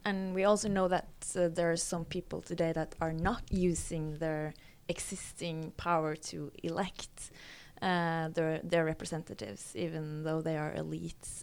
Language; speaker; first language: English; non-native, fluent; Norwegian